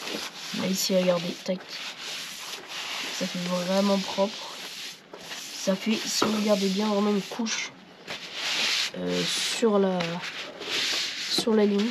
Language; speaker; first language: French; native; French